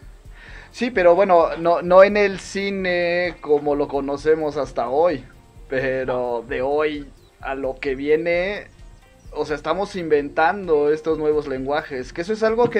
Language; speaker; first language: Spanish; native; Spanish